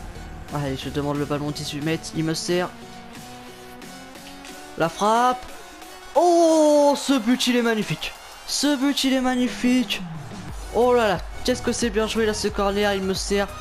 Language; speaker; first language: French; native; French